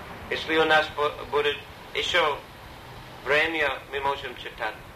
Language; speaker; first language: Russian; non-native, learner; English